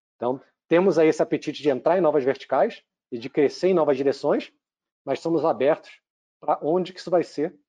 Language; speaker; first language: Portuguese; native; Portuguese